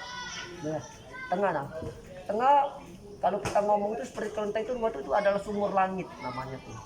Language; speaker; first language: Indonesian; native; Indonesian